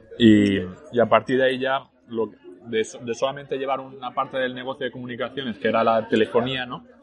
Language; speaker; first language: Spanish; early bilingual, other home language; French